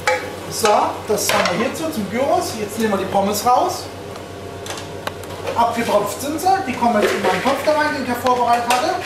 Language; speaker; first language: German; native; German